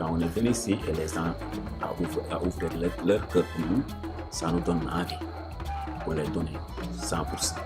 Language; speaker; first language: French; non-native, local second language; Wolof